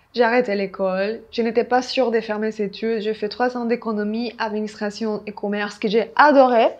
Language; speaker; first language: French; non-native, fluent; Spanish